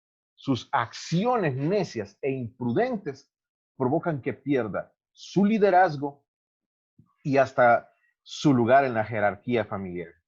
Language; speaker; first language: Spanish; native; Spanish